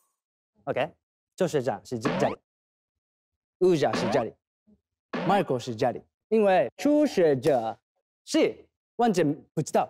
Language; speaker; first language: Chinese; non-native, learner; Thai